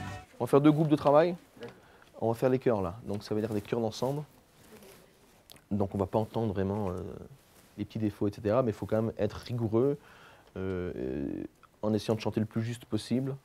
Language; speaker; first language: French; native; French